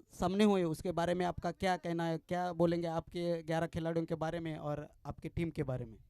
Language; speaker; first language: Hindi; non-native, local second language; Marathi